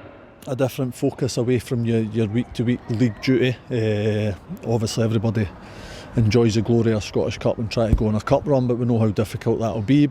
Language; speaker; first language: English; native; English